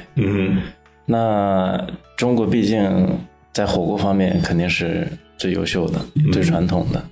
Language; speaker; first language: Chinese; native; Chinese